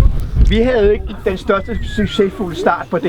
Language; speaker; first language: Danish; native; Danish